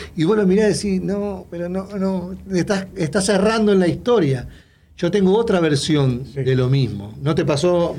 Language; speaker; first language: Spanish; native; Spanish